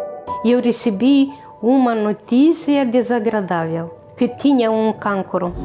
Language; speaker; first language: Portuguese; non-native, fluent; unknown